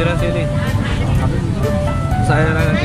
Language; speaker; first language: Filipino; non-native, local second language; Cebuano